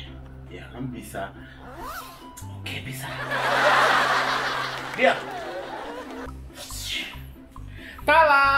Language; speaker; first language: Indonesian; non-native, fluent; Japanese